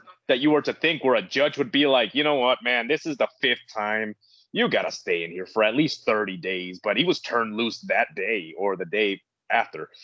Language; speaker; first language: English; native; English